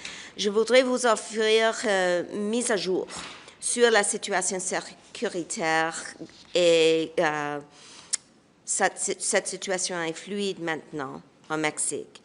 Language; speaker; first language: French; non-native, local second language; English